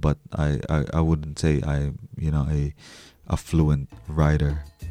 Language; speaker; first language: English; early bilingual, other home language; Chavacano